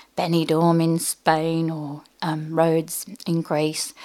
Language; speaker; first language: English; native; English